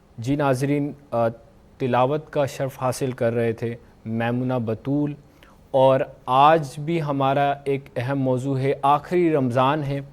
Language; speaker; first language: Urdu; native; Urdu